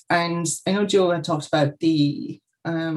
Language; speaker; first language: English; native; English